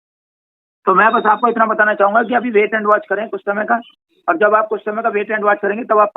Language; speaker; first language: Hindi; native; Hindi